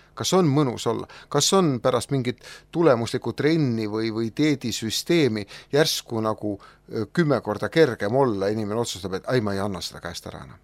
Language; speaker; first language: Estonian; native; Estonian